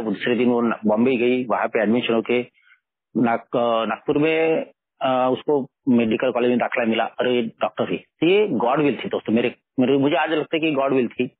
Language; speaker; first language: Hindi; non-native, local second language; Marathi